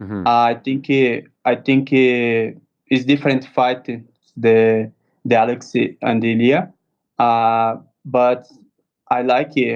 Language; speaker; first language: English; non-native, learner; Portuguese